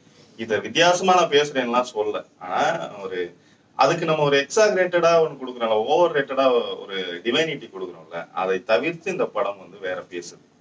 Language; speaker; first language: Tamil; native; Tamil